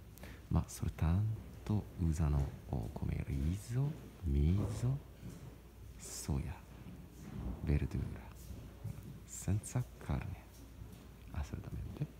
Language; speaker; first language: Italian; non-native, learner; Japanese